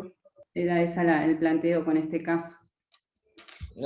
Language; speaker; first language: Spanish; native; Spanish